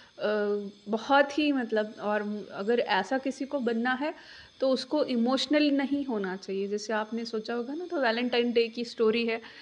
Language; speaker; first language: Hindi; non-native, local second language; Marathi